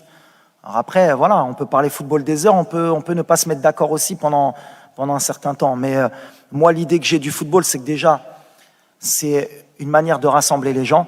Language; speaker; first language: French; native; French